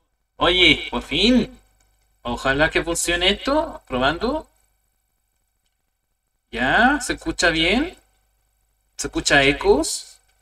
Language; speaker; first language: Spanish; native; Spanish